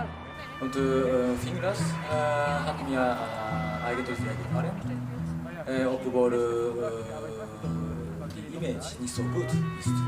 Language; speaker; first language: German; non-native, learner; Japanese